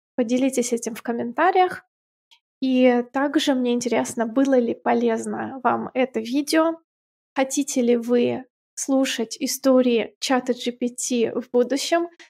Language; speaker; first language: Russian; native; Russian